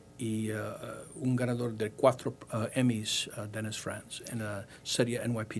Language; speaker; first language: Spanish; early bilingual, heritage; English